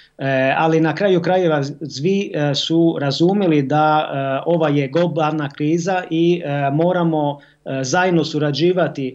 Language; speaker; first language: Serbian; non-native, fluent; Italian